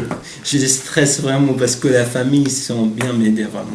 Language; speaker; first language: French; non-native, learner; Arabic